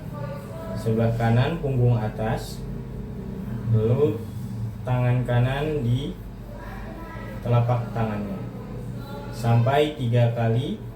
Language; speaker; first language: Indonesian; native; Indonesian